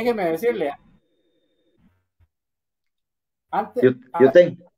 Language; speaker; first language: Spanish; native; Spanish